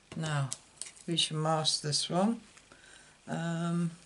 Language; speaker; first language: English; native; English